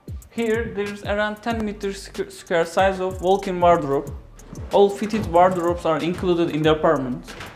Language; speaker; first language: English; non-native, fluent; Turkish